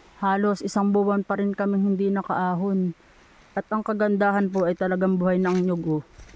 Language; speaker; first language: Filipino; native; Filipino